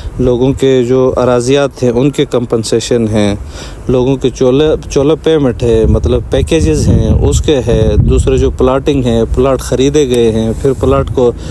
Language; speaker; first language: Urdu; non-native, local second language; Shina